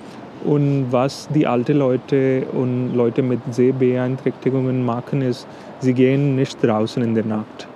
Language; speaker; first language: German; non-native, fluent; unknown